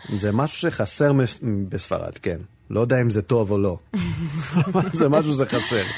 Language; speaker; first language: Hebrew; non-native, fluent; Spanish